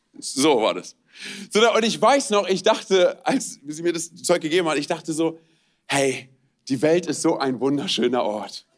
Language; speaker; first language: German; non-native, fluent; Romanian